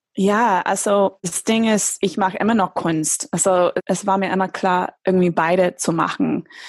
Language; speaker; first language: German; non-native, fluent; English